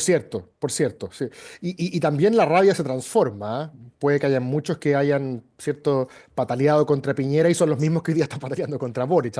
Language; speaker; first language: Spanish; native; Spanish